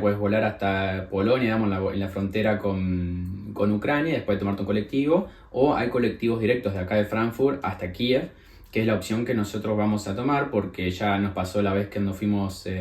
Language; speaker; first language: Spanish; native; Spanish